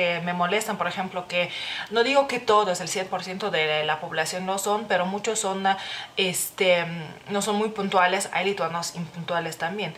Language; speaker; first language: Spanish; non-native, fluent; Lithuanian